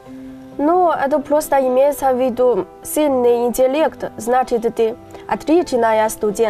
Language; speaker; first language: Russian; non-native, fluent; Chinese